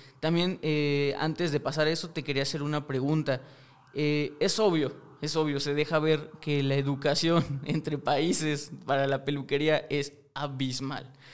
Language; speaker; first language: Spanish; native; Spanish